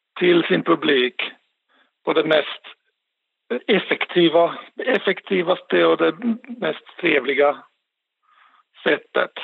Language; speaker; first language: Swedish; non-native, local second language; Finnish